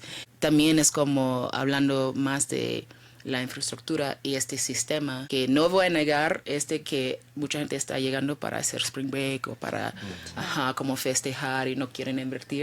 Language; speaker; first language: Spanish; early bilingual, heritage; Spanish